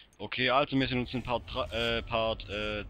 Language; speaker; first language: German; native; German